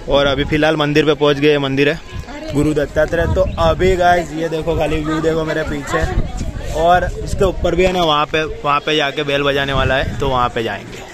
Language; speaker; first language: Hindi; native; Hindi